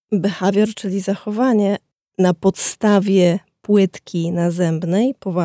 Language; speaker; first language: Polish; native; Polish